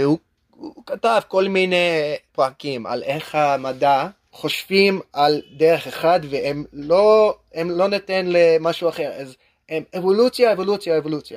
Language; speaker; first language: Hebrew; non-native, learner; English